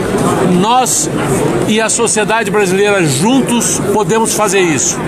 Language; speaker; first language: Portuguese; native; Portuguese